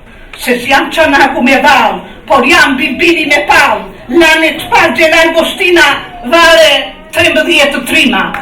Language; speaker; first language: Albanian; native; Albanian